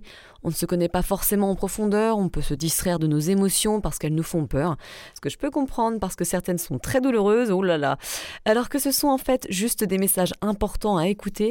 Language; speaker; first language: French; native; French